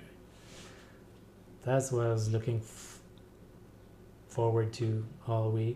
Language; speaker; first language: English; non-native, fluent; French